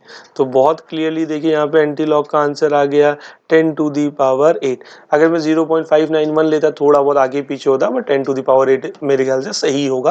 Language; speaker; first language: Hindi; native; Hindi